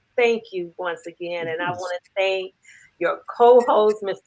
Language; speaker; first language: English; native; English